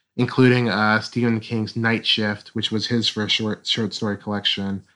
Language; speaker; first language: English; native; English